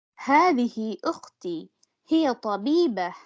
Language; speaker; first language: Arabic; non-native, learner; Tamil